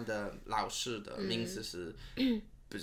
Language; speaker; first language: Chinese; non-native, learner; English